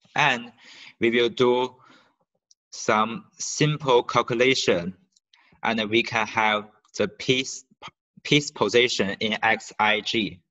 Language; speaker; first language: English; non-native, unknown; Chinese